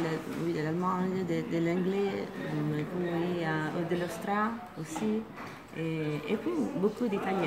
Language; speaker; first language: French; non-native, learner; Italian